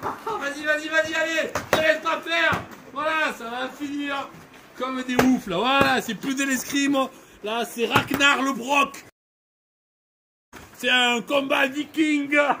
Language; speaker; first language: French; native; French